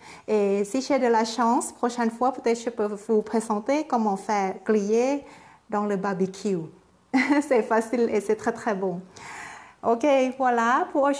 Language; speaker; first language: French; non-native, learner; Thai